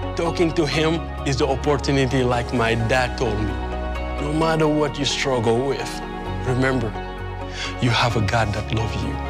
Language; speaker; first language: English; early bilingual, other home language; Wolof